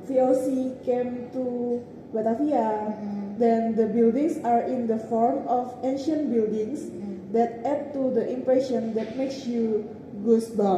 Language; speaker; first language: English; non-native, learner; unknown